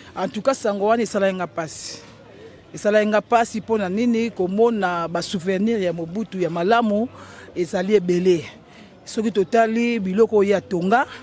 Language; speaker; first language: Lingala; native; Lingala